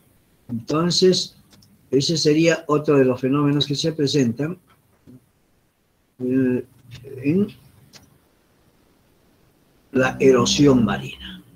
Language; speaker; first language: Spanish; native; Spanish